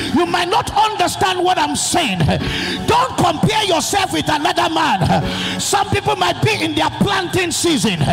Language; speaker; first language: English; non-native, local second language; Yoruba